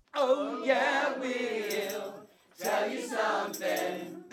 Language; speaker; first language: English; native; English